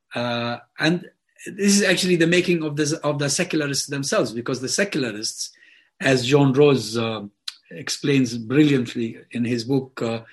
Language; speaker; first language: English; non-native, fluent; Arabic